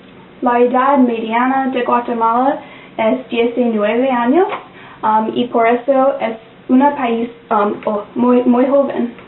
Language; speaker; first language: Spanish; non-native, learner; English